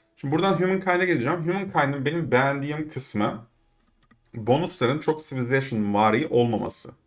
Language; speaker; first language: Turkish; native; Turkish